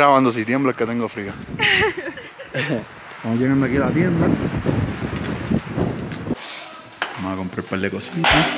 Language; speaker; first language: Spanish; native; Spanish